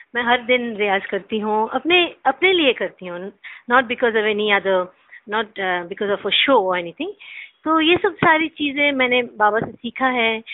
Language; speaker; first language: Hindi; non-native, local second language; Bangla